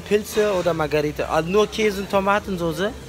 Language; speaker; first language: German; early bilingual, other home language; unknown